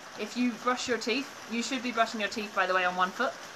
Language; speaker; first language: English; native; English